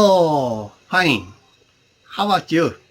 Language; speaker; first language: English; non-native, learner; Japanese